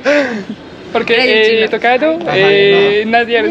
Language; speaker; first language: Spanish; non-native, learner; French